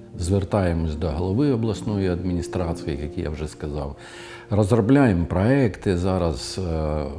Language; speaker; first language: Ukrainian; non-native, local second language; Russian